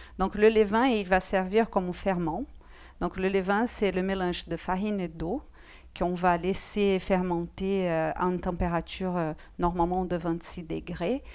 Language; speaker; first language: French; non-native, fluent; Portuguese